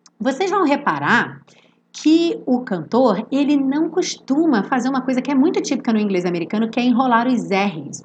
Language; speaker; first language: Portuguese; native; Portuguese